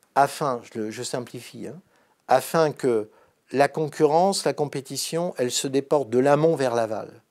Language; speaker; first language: French; native; French